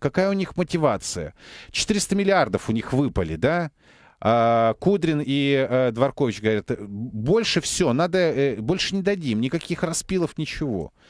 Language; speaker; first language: Russian; native; Russian